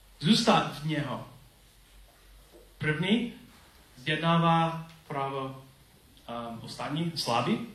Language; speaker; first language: Czech; non-native, learner; English